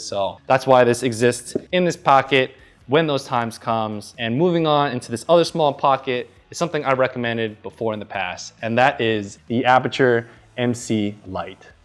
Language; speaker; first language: English; native; English